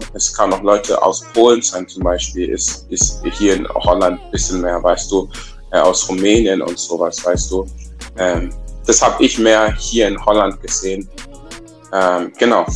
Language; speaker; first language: German; native; German